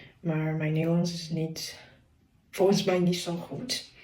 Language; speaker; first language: Dutch; non-native, learner; Chinese